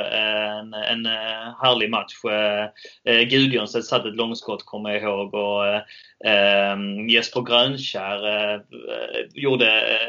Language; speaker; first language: Swedish; native; Swedish